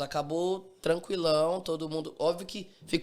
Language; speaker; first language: Portuguese; native; Portuguese